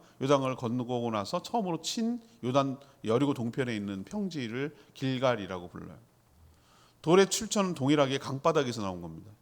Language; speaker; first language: Korean; native; Korean